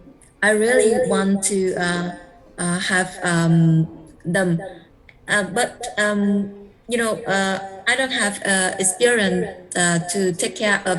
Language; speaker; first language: English; non-native, learner; Vietnamese